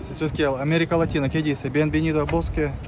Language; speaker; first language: Spanish; non-native, learner; Russian